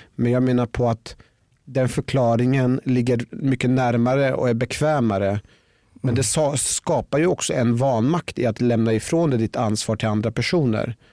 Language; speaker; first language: Swedish; early bilingual, other home language; Persian